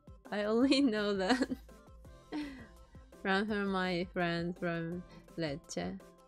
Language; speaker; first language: English; non-native, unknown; Japanese